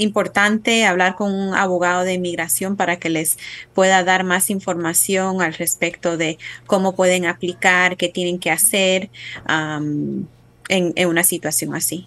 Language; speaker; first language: Spanish; early bilingual, heritage; Spanish